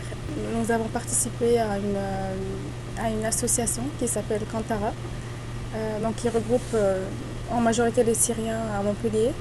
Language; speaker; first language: French; early bilingual, other home language; Arabic